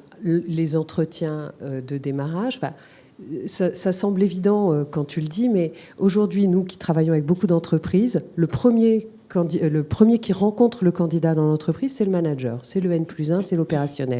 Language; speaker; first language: French; native; French